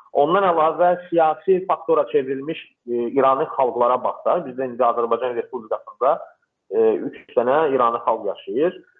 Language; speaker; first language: Azerbaijani; non-native, local second language; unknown